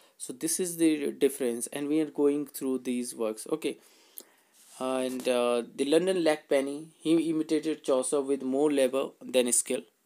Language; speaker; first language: English; non-native, local second language; Hindi